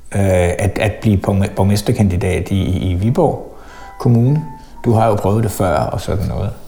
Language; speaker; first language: Danish; native; Danish